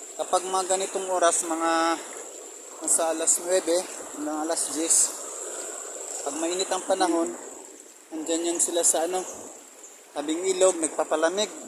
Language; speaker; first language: Filipino; non-native, local second language; Cebuano